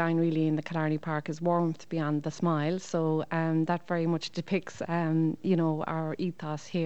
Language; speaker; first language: English; native; English